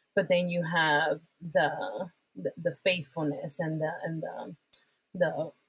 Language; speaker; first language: English; early bilingual, other home language; Spanish